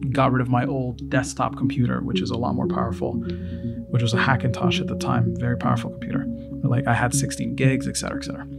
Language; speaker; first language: English; native; English